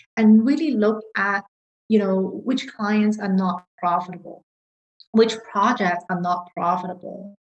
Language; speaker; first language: English; non-native, local second language; Cantonese